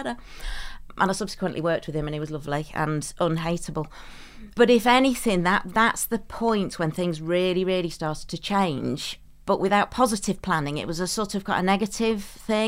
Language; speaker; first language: English; native; English